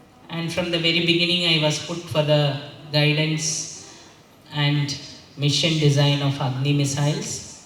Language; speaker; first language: English; non-native, local second language; Malayalam